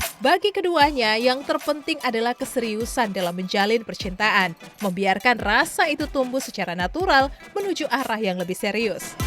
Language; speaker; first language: Indonesian; native; Indonesian